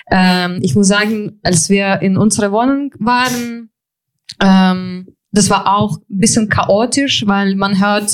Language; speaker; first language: German; non-native, fluent; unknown